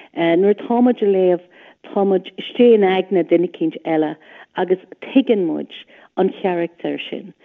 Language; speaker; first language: Irish; non-native, local second language; English